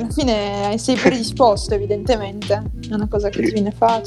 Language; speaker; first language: Italian; native; Italian